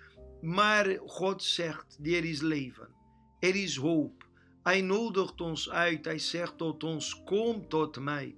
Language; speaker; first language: Dutch; non-native, fluent; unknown